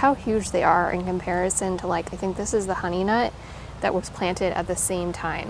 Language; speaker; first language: English; native; English